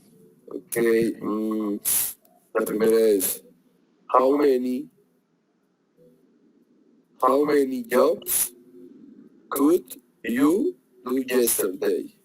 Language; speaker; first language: English; non-native, learner; Spanish